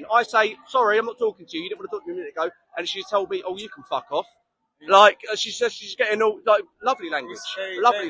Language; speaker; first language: English; native; English